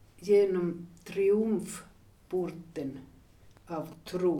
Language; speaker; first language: Swedish; non-native, fluent; Finnish